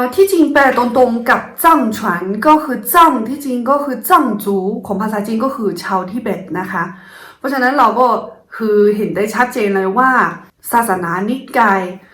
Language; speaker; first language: Thai; non-native, fluent; Chinese